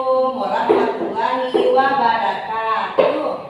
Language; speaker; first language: Indonesian; native; Indonesian